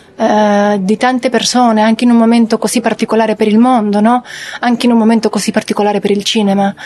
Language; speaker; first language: Italian; non-native, fluent; Spanish